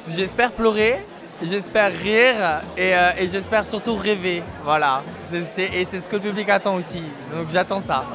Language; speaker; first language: French; native; French